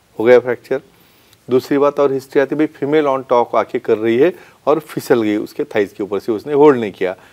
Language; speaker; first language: Hindi; non-native, local second language; Marathi